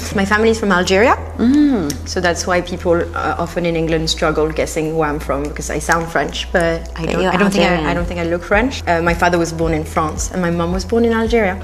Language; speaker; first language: English; non-native, fluent; French